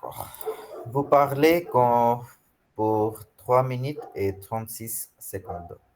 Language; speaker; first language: French; non-native, fluent; Hindi